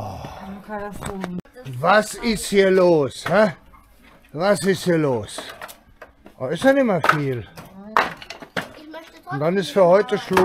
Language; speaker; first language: German; native; German